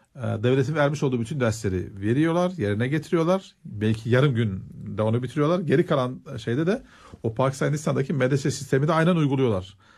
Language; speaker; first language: Turkish; native; Turkish